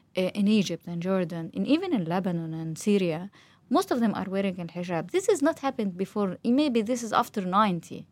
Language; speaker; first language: English; non-native, fluent; Arabic